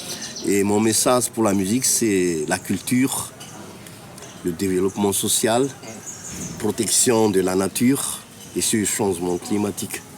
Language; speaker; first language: French; non-native, local second language; Malagasy